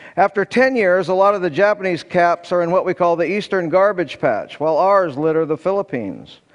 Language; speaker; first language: English; native; English